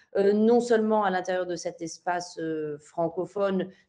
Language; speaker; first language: French; native; French